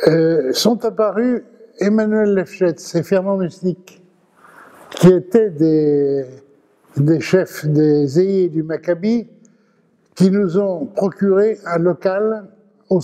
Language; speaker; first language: French; early bilingual, other home language; Ladino